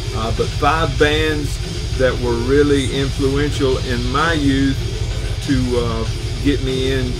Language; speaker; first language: English; native; English